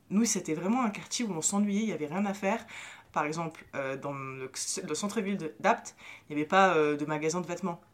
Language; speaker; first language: French; early bilingual, other home language; Arabic